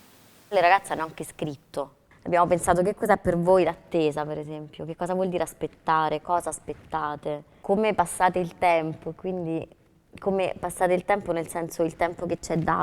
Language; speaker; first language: Italian; native; Italian